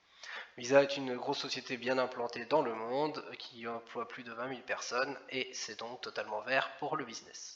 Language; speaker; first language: French; native; French